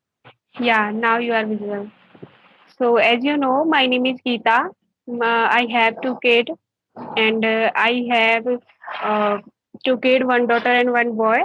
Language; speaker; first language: English; non-native, learner; Hindi